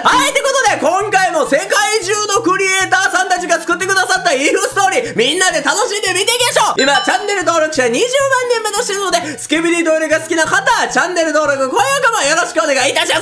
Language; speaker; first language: Japanese; native; Japanese